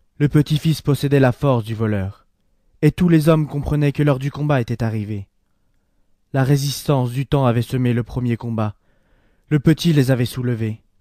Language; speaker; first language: French; native; French